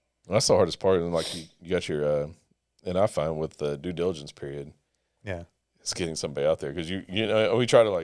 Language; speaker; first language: English; native; English